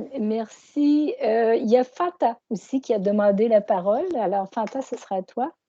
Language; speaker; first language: French; native; French